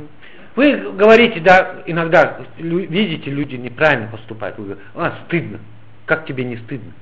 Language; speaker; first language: Russian; native; Russian